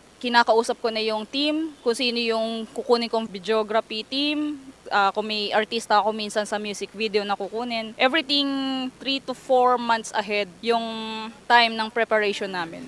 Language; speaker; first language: Filipino; native; Filipino